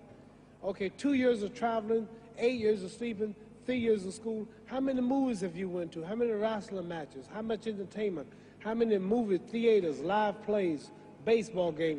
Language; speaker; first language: English; native; English